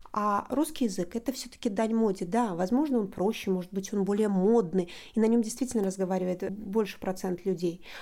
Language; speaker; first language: Russian; native; Russian